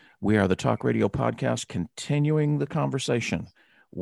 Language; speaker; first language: English; native; English